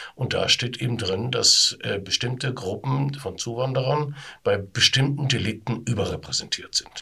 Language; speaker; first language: German; native; German